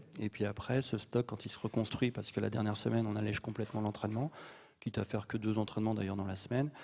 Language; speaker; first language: French; native; French